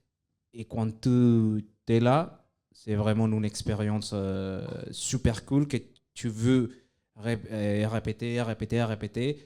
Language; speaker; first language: French; non-native, fluent; Spanish